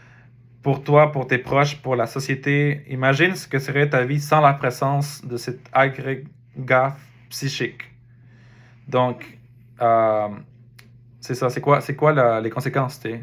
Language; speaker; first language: French; native; French